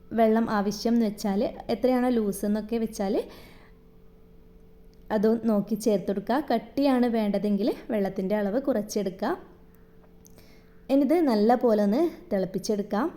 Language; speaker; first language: Malayalam; native; Malayalam